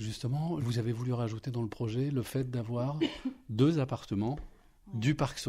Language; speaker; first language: French; native; French